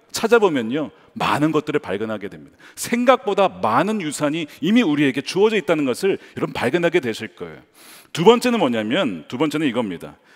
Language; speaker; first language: Korean; native; Korean